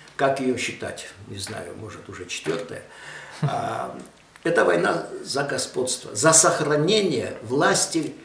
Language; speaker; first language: Russian; non-native, local second language; Armenian